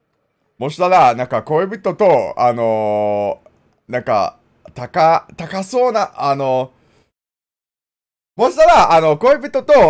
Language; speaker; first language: Japanese; non-native, learner; English